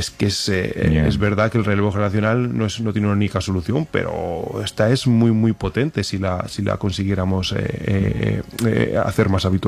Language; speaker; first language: Spanish; native; Spanish